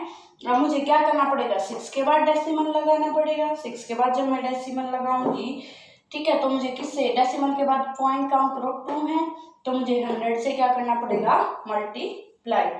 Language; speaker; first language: Hindi; native; Hindi